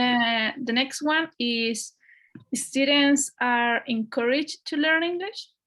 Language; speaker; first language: English; non-native, fluent; Spanish